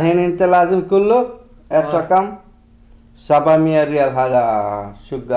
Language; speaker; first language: Arabic; non-native, learner; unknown